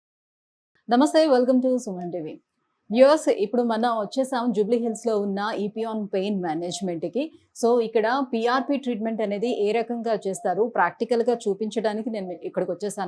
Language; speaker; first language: Telugu; native; Telugu